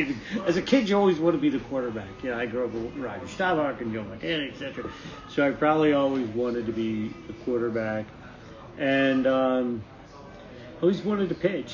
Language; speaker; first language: English; native; English